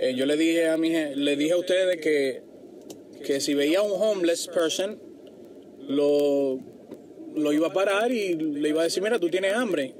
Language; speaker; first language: Spanish; native; Spanish